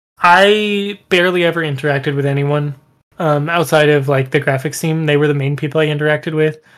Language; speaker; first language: English; native; English